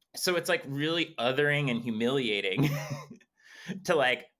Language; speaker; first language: English; native; English